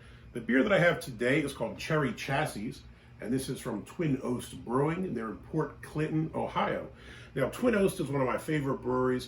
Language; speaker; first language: English; native; English